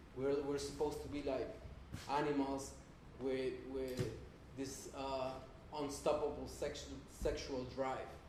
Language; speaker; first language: English; non-native, fluent; Spanish